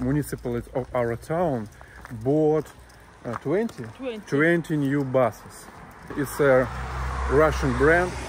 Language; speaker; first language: English; non-native, learner; Russian